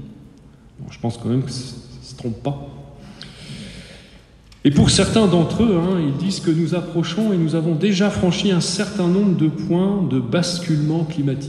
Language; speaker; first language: French; native; French